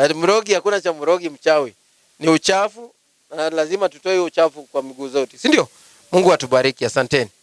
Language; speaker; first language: Swahili; non-native, local second language; Luyia